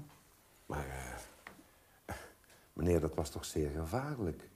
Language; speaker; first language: Dutch; native; Dutch